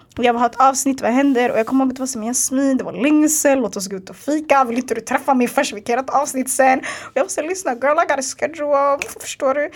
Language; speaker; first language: Swedish; early bilingual, other home language; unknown